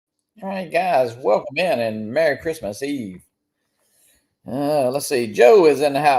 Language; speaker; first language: English; native; English